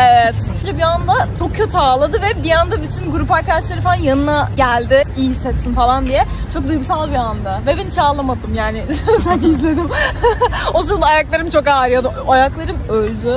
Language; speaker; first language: Turkish; native; Turkish